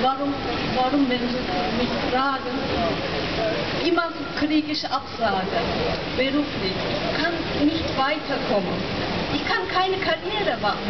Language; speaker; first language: German; non-native, fluent; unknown